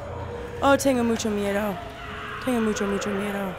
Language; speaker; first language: Spanish; non-native, learner; English